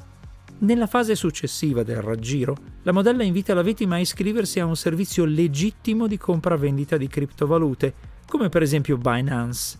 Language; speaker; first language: Italian; native; Italian